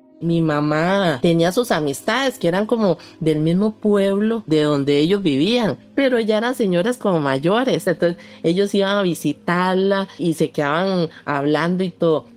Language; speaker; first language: Spanish; early bilingual, other home language; Cantonese